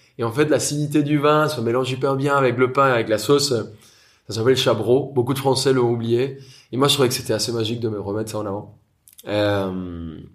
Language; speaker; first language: French; non-native, fluent; Spanish